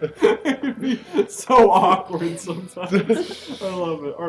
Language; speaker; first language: English; native; English